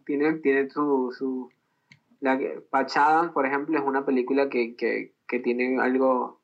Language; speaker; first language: Spanish; native; Spanish